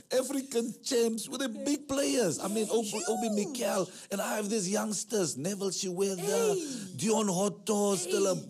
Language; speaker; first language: English; non-native, local second language; Afrikaans